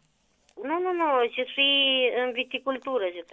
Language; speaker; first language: French; non-native, learner; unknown